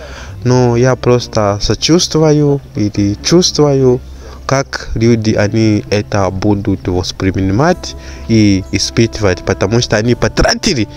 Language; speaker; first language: Russian; non-native, fluent; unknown